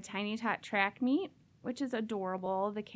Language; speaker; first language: English; native; English